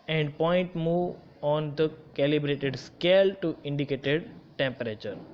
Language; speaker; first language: English; non-native, local second language; Gujarati